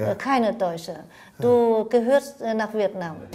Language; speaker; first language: German; non-native, fluent; Vietnamese